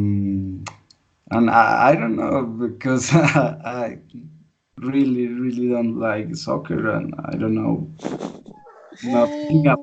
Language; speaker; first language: English; non-native, learner; Spanish